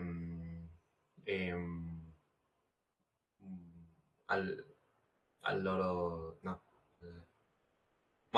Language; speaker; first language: English; non-native, learner; Spanish